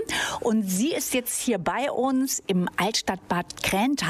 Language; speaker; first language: German; native; German